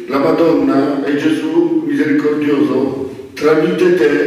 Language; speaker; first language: Italian; non-native, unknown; Polish